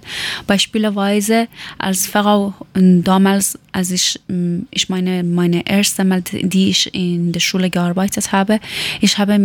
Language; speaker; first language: German; non-native, learner; Persian